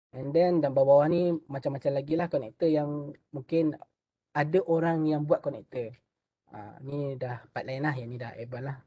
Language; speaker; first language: Malay; native; Malay